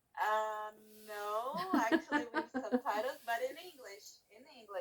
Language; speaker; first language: English; non-native, learner; Portuguese